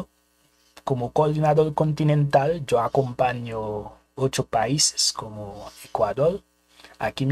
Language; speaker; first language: Spanish; non-native, fluent; Haitian Creole